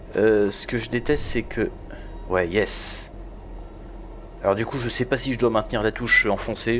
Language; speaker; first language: French; native; French